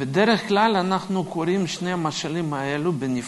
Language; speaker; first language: Hebrew; non-native, fluent; Russian